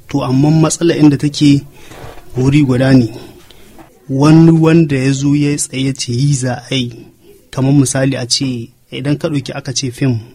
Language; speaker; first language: Hausa; native; Hausa